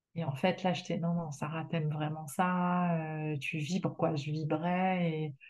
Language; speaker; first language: French; native; French